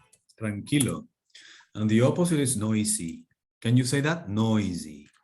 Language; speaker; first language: English; non-native, fluent; Spanish